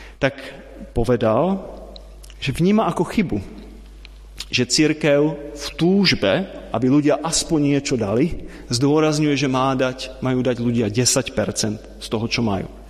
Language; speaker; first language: Slovak; non-native, fluent; Czech